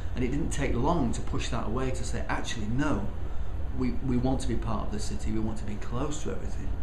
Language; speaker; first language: English; native; English